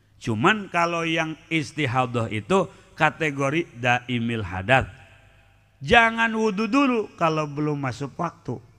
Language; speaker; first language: Indonesian; non-native, local second language; Sundanese